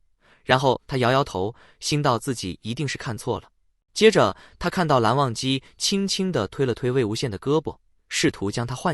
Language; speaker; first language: Chinese; native; Chinese